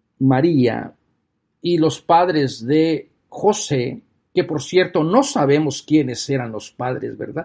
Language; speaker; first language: Spanish; native; Spanish